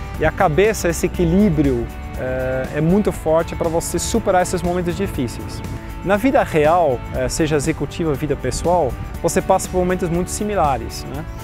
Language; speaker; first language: Portuguese; non-native, fluent; Dutch